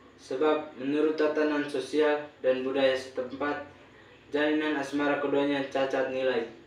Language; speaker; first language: Indonesian; non-native, local second language; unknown